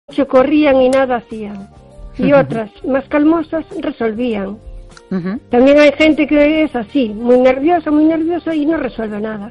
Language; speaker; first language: Spanish; native; Spanish